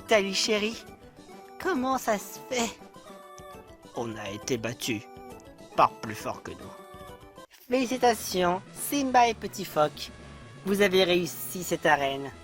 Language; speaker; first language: French; native; French